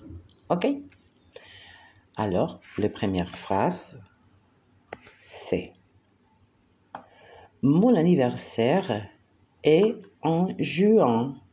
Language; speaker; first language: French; non-native, fluent; Spanish